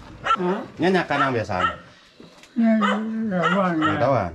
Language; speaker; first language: Indonesian; non-native, local second language; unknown